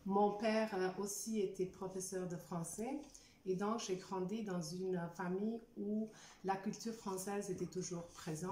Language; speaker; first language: French; non-native, fluent; Albanian